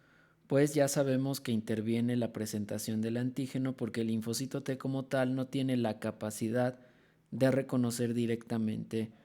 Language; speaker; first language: Spanish; native; Spanish